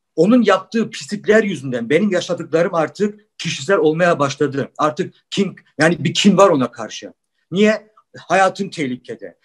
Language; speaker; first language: Turkish; early bilingual, heritage; Turkish